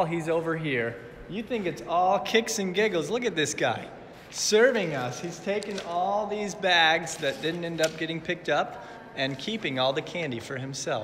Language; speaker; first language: English; native; English